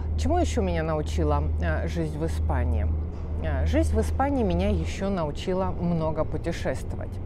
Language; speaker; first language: Russian; native; Russian